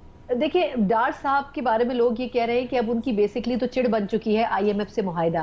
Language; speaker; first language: Urdu; native; Urdu